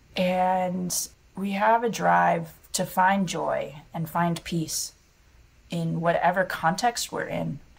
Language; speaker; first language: English; native; English